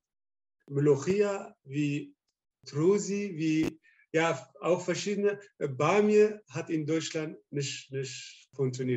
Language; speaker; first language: German; non-native, learner; Arabic